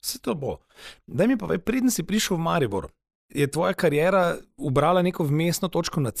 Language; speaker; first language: Slovenian; native; Slovenian